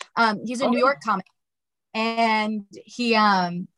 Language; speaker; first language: English; native; English